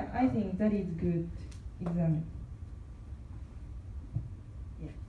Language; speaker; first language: English; non-native, learner; Korean